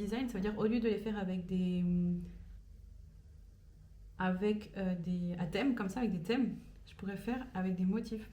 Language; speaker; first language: French; native; French